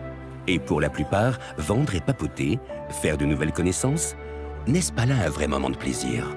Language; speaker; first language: French; native; French